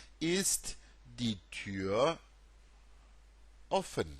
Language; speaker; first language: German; non-native, fluent; Turkish